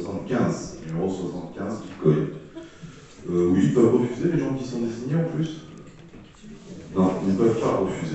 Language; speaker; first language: French; native; French